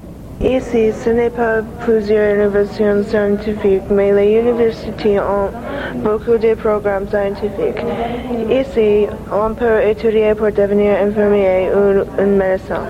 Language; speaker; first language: French; non-native, learner; English